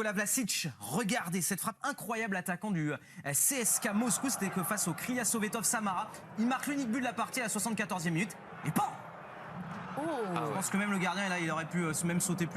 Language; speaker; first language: French; native; French